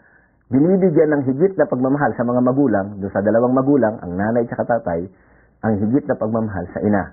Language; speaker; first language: Filipino; native; Filipino